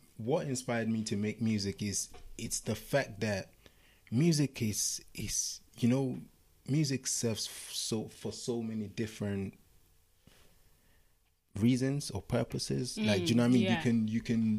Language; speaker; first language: English; non-native, local second language; Yoruba